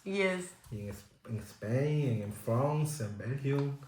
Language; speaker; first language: English; non-native, learner; Spanish